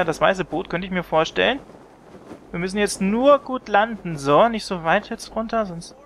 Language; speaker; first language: German; native; German